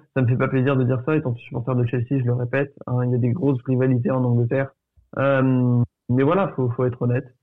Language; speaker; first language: French; early bilingual, other home language; Portuguese